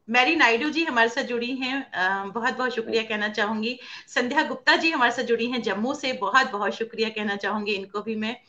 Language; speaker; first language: Hindi; native; Hindi